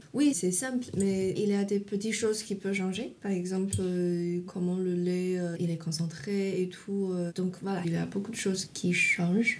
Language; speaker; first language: French; non-native, fluent; Chinese